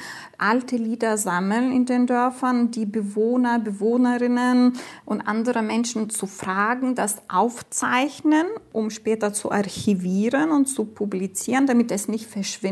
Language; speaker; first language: German; non-native, fluent; Lithuanian